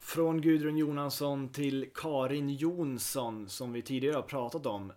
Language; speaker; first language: Swedish; native; Swedish